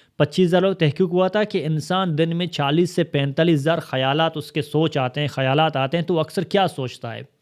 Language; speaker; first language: Urdu; non-native, local second language; Baluchi